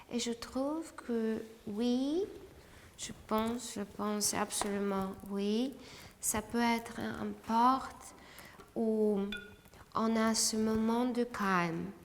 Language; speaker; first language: French; non-native, fluent; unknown